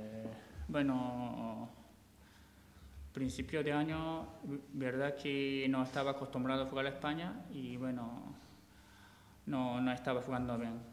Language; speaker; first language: Spanish; non-native, learner; Japanese